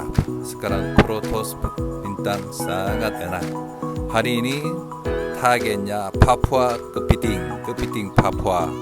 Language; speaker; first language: Indonesian; non-native, learner; Korean